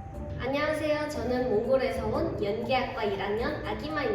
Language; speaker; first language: Korean; non-native, fluent; Mongolian